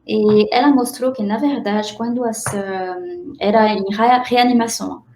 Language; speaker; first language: Portuguese; non-native, fluent; French